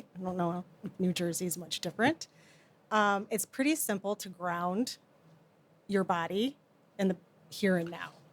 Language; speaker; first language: English; native; English